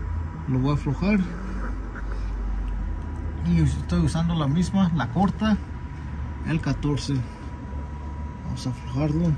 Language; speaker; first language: Spanish; early bilingual, heritage; Spanish